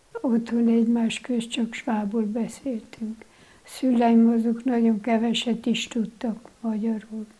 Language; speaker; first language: Hungarian; non-native, local second language; German